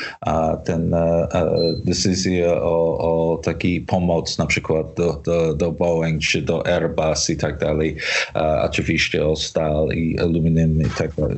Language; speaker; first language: Polish; non-native, learner; English